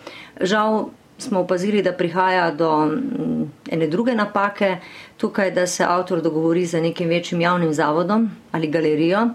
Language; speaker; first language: Slovenian; native; Slovenian